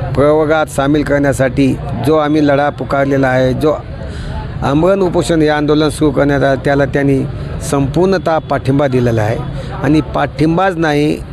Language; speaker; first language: Marathi; non-native, local second language; Lambadi